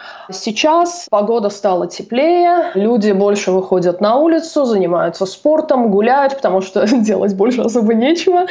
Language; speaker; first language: Russian; native; Russian